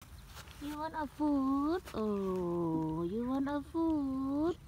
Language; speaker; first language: English; non-native, learner; Thai